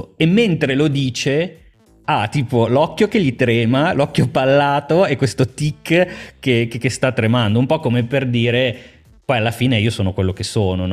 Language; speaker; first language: Italian; native; Italian